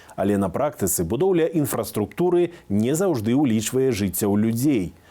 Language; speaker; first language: Belarusian; native; Belarusian